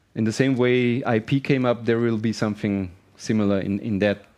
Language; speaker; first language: English; non-native, fluent; German